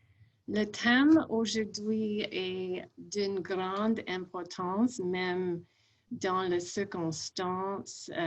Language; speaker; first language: French; non-native, fluent; English